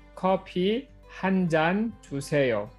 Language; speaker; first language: Korean; non-native, fluent; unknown